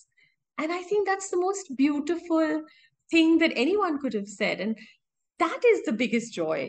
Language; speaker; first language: English; non-native, local second language; Hindi